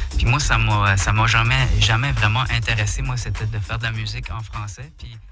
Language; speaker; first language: French; native; French